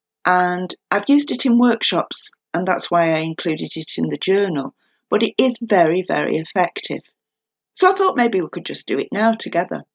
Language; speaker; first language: English; native; English